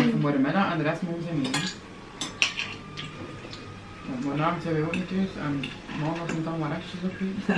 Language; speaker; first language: Dutch; native; Dutch